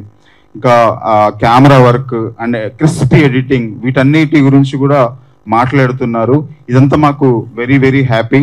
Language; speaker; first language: Telugu; native; Telugu